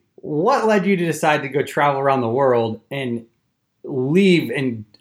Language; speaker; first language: English; native; English